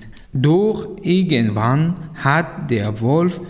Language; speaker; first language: German; non-native, learner; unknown